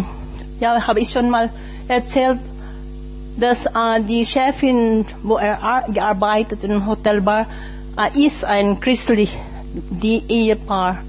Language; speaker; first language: German; non-native, learner; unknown